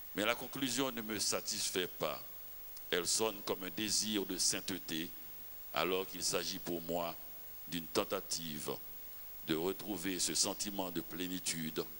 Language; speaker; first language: French; non-native, local second language; Haitian Creole